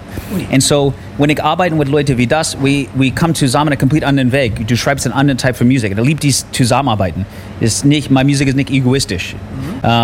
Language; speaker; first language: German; non-native, learner; English